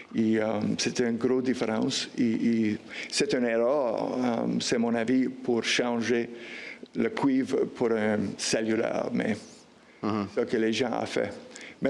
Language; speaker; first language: French; non-native, local second language; English